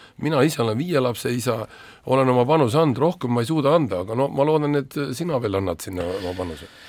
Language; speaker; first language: Estonian; native; Estonian